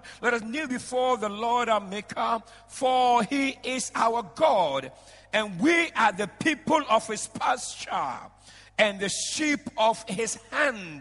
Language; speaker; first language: English; non-native, local second language; Akan